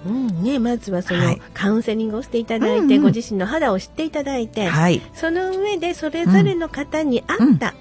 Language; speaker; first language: Japanese; native; Japanese